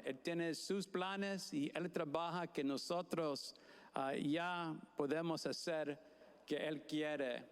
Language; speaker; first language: Spanish; non-native, fluent; English